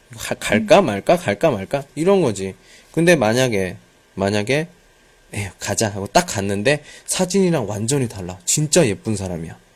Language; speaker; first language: Korean; native; Korean